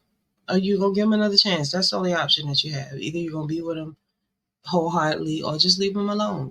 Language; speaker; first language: English; native; English